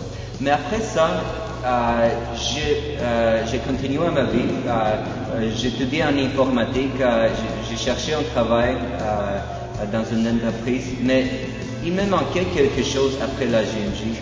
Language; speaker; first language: French; non-native, fluent; Polish